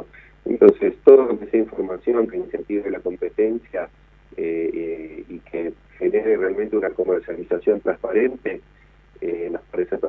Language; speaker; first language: Spanish; native; Spanish